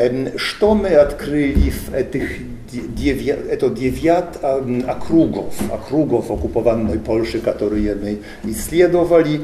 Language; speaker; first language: Russian; non-native, learner; Polish